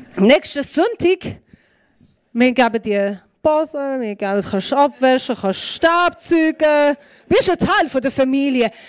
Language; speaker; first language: German; non-native, fluent; Persian